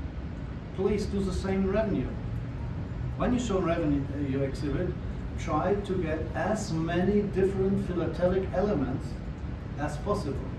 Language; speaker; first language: English; non-native, fluent; German